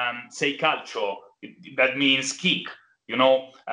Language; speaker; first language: English; non-native, fluent; Italian